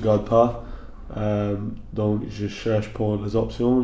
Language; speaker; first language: French; non-native, learner; English